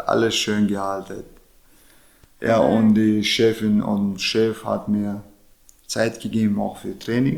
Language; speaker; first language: German; non-native, learner; Chechen